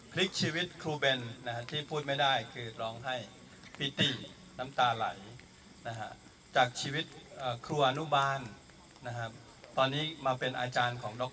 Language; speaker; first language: Thai; native; Thai